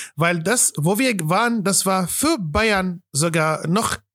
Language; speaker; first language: German; non-native, fluent; Arabic